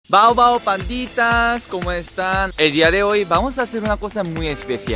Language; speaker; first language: Spanish; non-native, learner; Korean